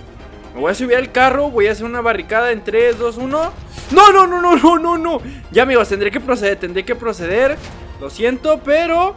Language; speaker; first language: Spanish; native; Spanish